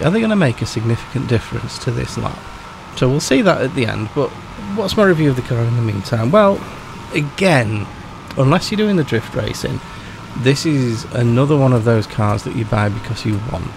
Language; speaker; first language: English; native; English